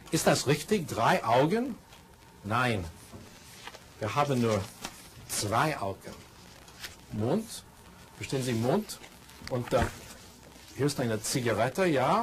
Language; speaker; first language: German; non-native, learner; English